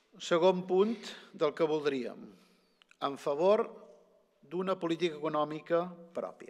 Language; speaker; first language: Catalan; native; Catalan